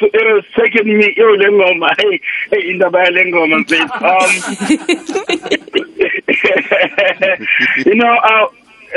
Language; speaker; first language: English; non-native, local second language; Zulu